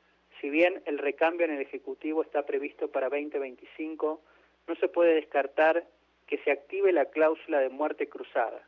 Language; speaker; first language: Spanish; native; Spanish